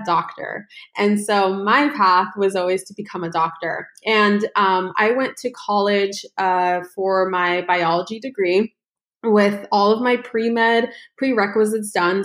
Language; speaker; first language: English; native; English